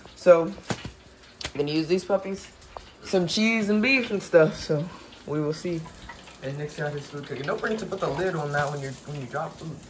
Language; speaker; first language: English; native; English